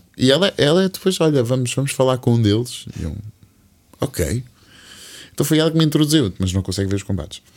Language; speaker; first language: Portuguese; early bilingual, other home language; English